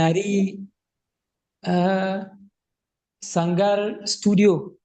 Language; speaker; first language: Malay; non-native, learner; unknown